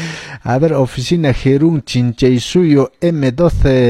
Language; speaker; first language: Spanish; non-native, local second language; Quechua